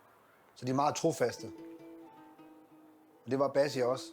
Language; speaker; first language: Danish; native; Danish